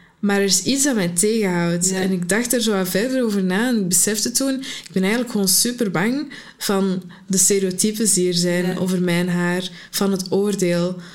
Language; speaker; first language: Dutch; early bilingual, other home language; Arabic